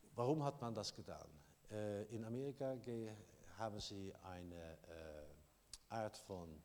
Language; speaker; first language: German; non-native, learner; Dutch